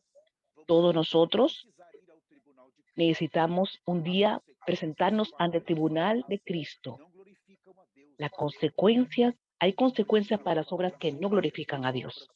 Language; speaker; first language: Spanish; non-native, fluent; Portuguese